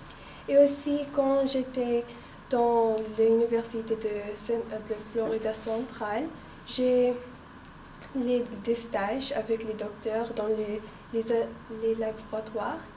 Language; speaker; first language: French; non-native, learner; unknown